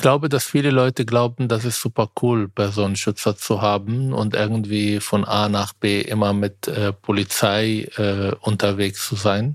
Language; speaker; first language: German; non-native, fluent; Arabic